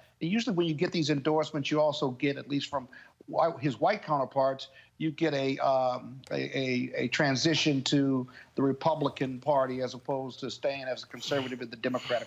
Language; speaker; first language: English; native; English